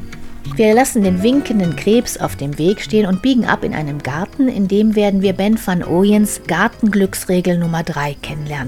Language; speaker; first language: German; native; German